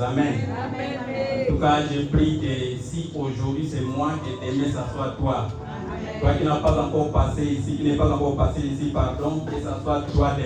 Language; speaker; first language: French; non-native, local second language; Lingala